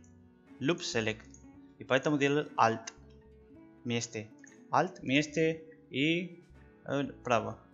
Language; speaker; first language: Russian; non-native, learner; Spanish